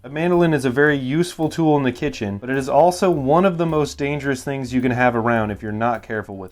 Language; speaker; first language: English; native; English